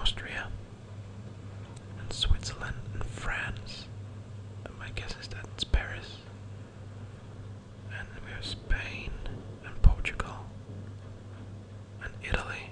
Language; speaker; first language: English; non-native, fluent; Danish